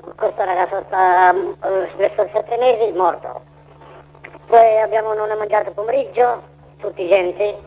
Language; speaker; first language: Italian; non-native, learner; Bangla